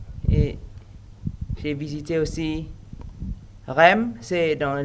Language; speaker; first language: French; non-native, fluent; Indonesian